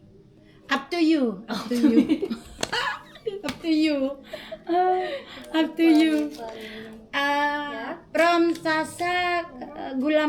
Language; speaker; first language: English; non-native, learner; Indonesian